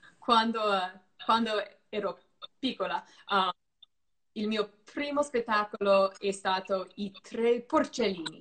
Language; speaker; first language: Italian; non-native, learner; English